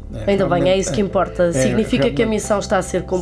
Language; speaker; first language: Portuguese; native; Portuguese